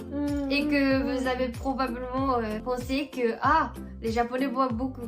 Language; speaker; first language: French; non-native, fluent; Japanese